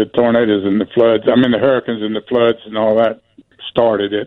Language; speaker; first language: English; native; English